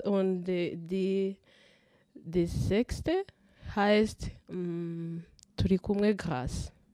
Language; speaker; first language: German; non-native, learner; Kinyarwanda